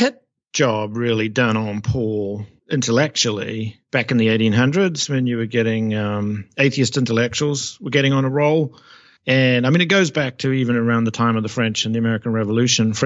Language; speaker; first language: English; native; English